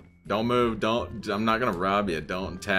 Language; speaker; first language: English; native; English